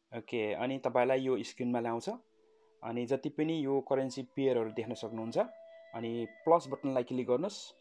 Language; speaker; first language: Nepali; native; Nepali